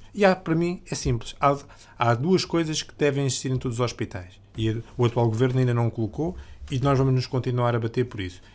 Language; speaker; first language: Portuguese; native; Portuguese